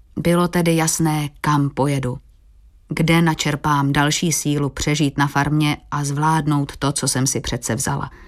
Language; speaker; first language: Czech; early bilingual, heritage; Portuguese